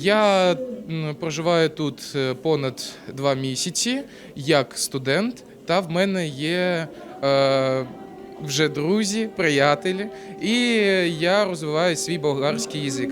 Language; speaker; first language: Ukrainian; non-native, local second language; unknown